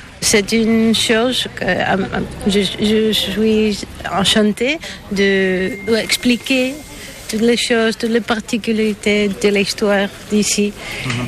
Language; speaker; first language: French; non-native, learner; Bulgarian